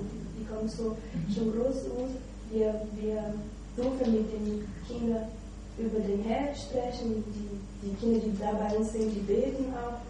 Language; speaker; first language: German; non-native, fluent; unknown